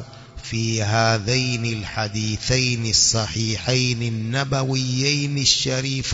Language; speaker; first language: Arabic; non-native, fluent; Swahili